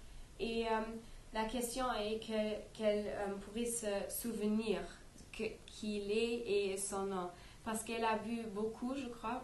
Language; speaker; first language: French; non-native, learner; English